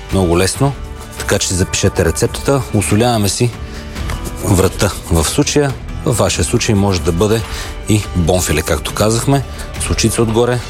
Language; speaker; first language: Bulgarian; native; Bulgarian